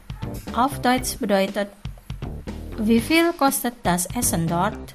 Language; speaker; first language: German; non-native, fluent; Indonesian